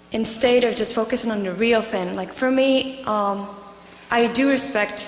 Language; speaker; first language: English; non-native, fluent; Arabic